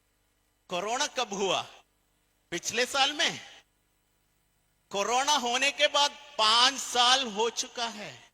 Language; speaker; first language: Hindi; non-native, fluent; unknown